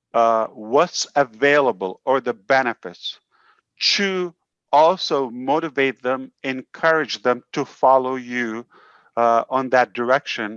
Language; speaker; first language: English; non-native, fluent; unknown